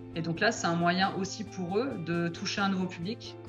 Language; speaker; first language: French; native; French